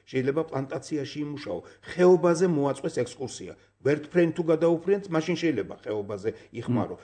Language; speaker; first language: Georgian; native; Georgian